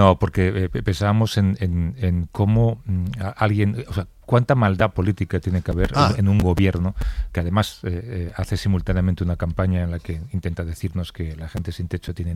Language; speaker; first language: Spanish; native; Spanish